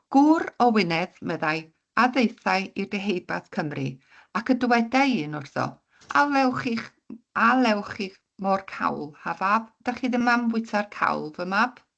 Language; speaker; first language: Welsh; native; Welsh